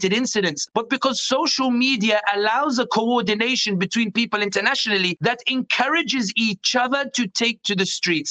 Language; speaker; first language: English; native; English